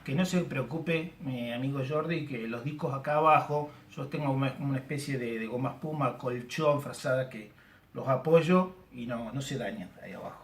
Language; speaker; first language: Spanish; native; Spanish